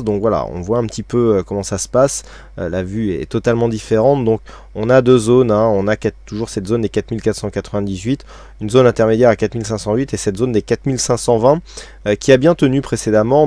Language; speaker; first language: French; native; French